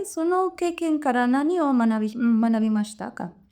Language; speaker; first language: Japanese; non-native, learner; Spanish